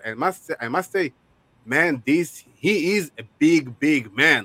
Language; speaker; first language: English; non-native, fluent; Hebrew